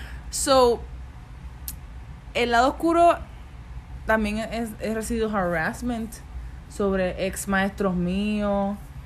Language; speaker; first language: Spanish; native; Spanish